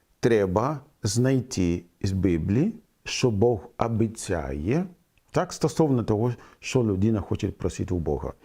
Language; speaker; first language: Ukrainian; non-native, fluent; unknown